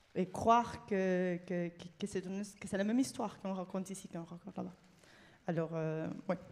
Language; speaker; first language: French; non-native, fluent; Spanish